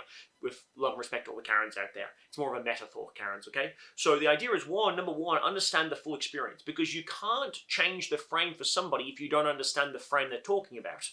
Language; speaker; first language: English; native; English